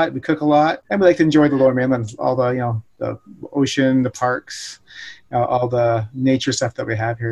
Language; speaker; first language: English; native; English